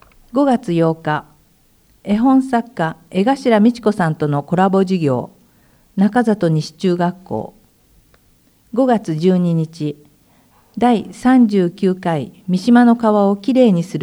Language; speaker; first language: Japanese; native; Japanese